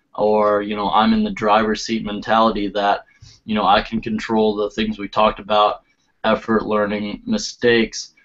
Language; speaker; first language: English; native; English